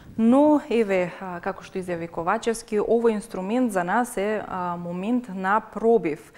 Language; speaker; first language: Macedonian; native; Macedonian